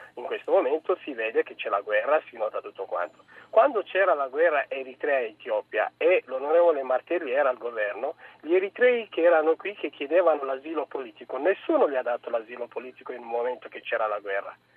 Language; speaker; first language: Italian; non-native, fluent; Tigrinya